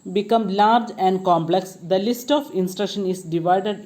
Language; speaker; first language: English; non-native, local second language; Malayalam